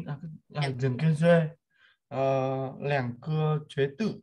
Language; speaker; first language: Chinese; non-native, learner; Vietnamese